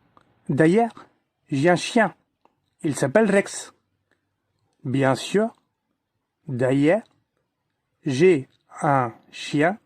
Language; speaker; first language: French; non-native, fluent; Tamil